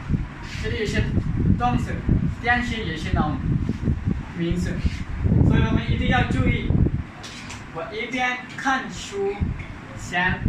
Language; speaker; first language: Chinese; non-native, fluent; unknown